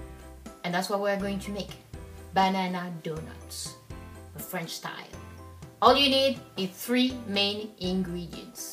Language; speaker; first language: English; non-native, fluent; French